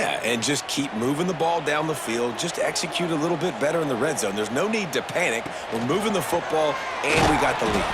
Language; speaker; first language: English; native; English